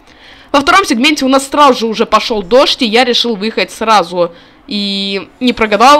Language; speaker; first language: Russian; native; Russian